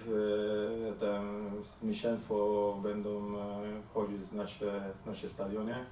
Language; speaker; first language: Polish; non-native, learner; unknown